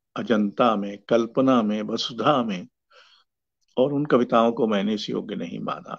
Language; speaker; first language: Hindi; native; Hindi